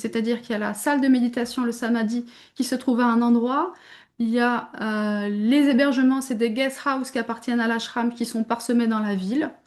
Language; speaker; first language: French; native; French